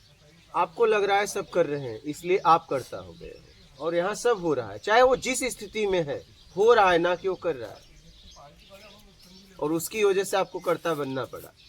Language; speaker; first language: Hindi; native; Hindi